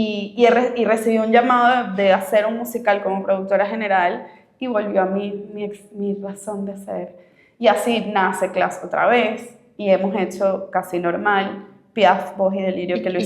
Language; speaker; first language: Spanish; native; Spanish